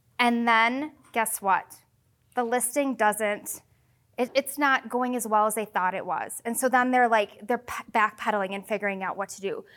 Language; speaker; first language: English; native; English